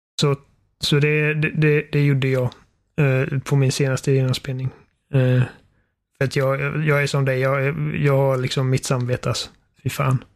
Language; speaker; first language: Swedish; native; Swedish